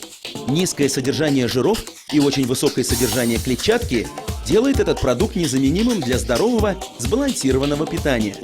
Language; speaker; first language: Russian; native; Russian